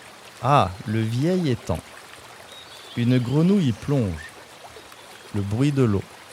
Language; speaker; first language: French; native; French